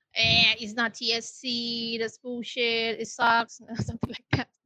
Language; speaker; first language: English; non-native, fluent; Thai